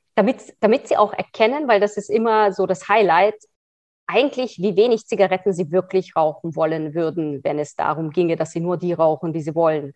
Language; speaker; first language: German; early bilingual, other home language; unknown